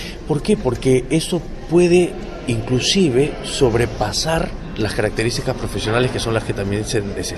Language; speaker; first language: Spanish; native; Spanish